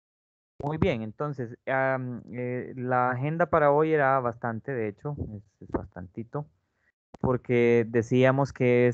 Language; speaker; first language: Spanish; native; Spanish